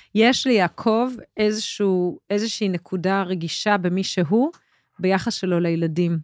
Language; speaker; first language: Hebrew; native; Hebrew